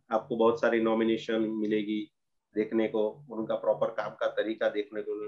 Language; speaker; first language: Hindi; non-native, local second language; Gujarati